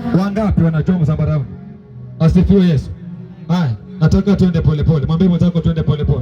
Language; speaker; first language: Swahili; native; Swahili